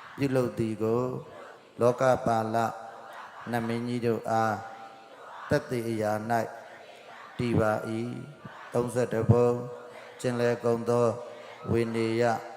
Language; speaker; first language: Burmese; native; Burmese